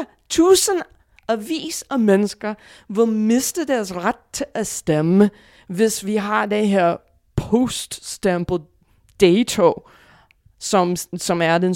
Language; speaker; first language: Danish; non-native, fluent; English